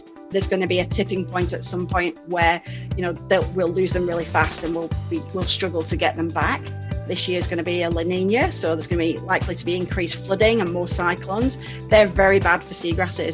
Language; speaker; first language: English; native; English